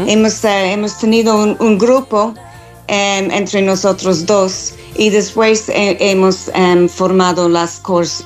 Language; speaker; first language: Spanish; non-native, learner; English